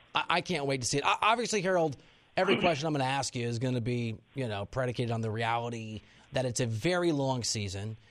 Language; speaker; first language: English; native; English